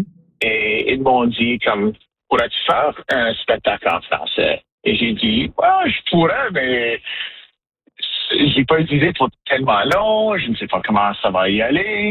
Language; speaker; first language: French; non-native, local second language; English